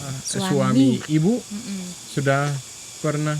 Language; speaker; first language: Indonesian; non-native, learner; English